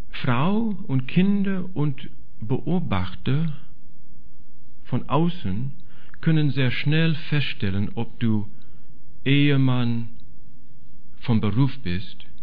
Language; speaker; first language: German; non-native, fluent; English